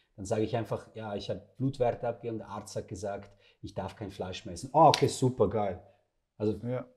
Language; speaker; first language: German; non-native, fluent; Serbian